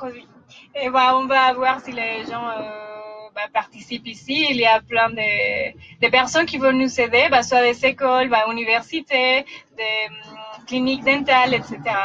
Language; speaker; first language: French; non-native, fluent; Spanish